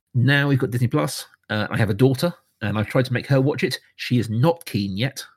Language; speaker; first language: English; native; English